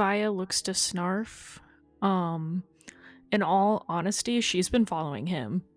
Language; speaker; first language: English; native; English